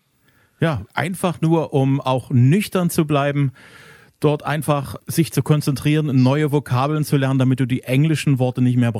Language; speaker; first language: German; native; German